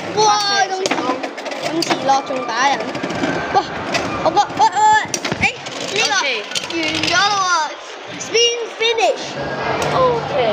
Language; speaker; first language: Cantonese; native; Cantonese